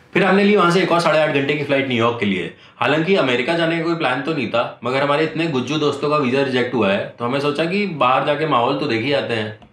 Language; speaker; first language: Hindi; native; Hindi